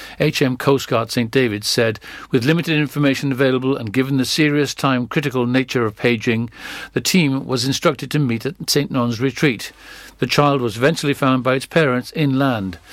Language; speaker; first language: English; native; English